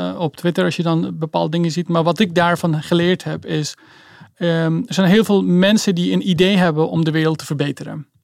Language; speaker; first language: Dutch; early bilingual, other home language; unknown